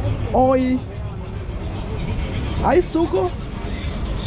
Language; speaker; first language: Portuguese; non-native, learner; Swahili